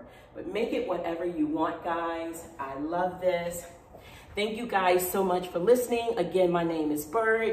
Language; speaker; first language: English; native; English